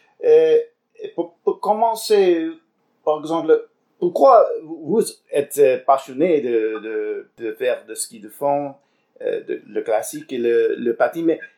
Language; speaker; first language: French; non-native, learner; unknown